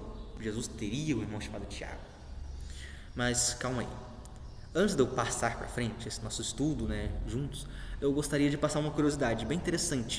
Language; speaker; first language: Portuguese; native; Portuguese